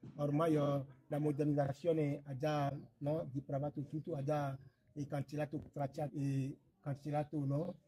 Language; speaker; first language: Italian; non-native, fluent; Ewe